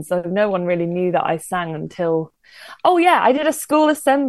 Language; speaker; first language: English; native; English